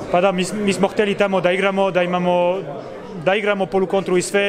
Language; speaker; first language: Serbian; early bilingual, heritage; Danish